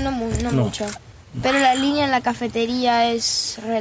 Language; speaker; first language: Spanish; early bilingual, other home language; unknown